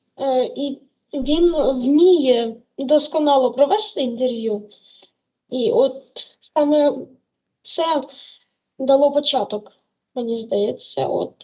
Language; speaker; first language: Ukrainian; native; Ukrainian